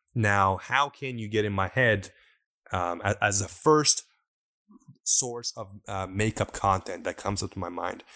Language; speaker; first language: English; non-native, fluent; Persian